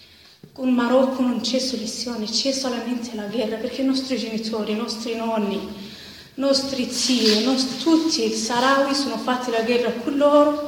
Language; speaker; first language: Italian; non-native, learner; Arabic